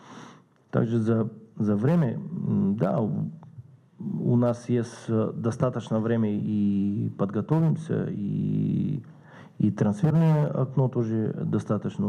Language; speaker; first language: Russian; non-native, learner; Bulgarian